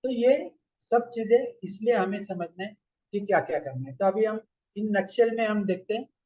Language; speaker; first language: Hindi; non-native, local second language; Marathi